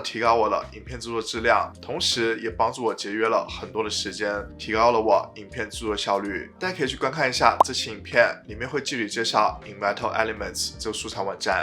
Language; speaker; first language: Chinese; native; Chinese